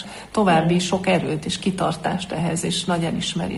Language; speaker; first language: Hungarian; native; Hungarian